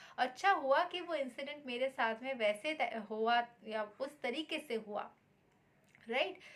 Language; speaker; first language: Hindi; non-native, local second language; Bangla